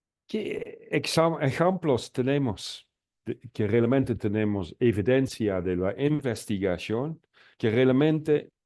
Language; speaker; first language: Spanish; non-native, fluent; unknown